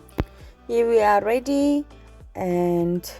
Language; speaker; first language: English; non-native, fluent; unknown